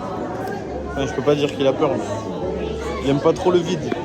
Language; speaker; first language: French; native; French